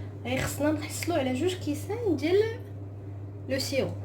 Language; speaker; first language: Arabic; native; Arabic